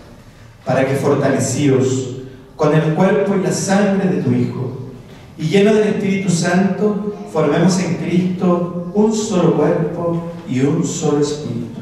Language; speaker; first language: Spanish; native; Spanish